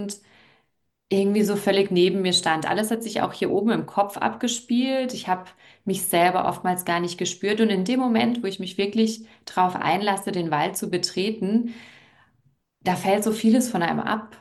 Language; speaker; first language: German; native; German